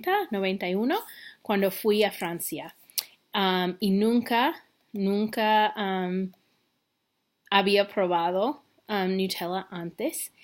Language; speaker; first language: Spanish; non-native, fluent; English